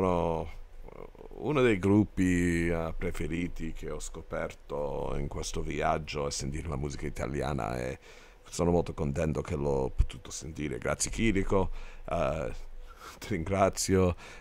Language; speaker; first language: Italian; non-native, learner; English